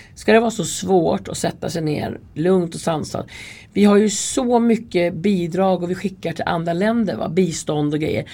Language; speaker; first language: Swedish; native; Swedish